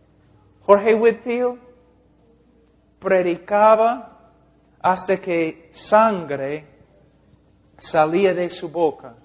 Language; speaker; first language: Spanish; non-native, fluent; English